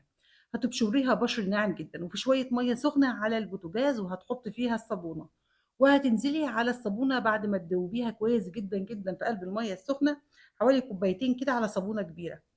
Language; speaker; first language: Arabic; native; Arabic